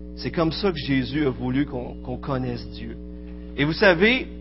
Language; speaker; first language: French; native; French